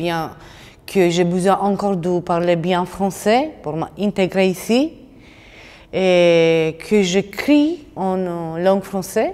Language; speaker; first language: French; non-native, learner; Romanian